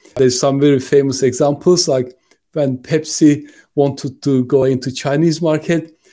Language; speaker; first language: English; non-native, fluent; Turkish